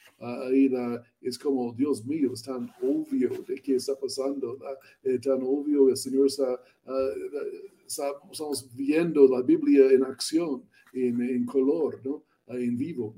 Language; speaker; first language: Spanish; non-native, learner; English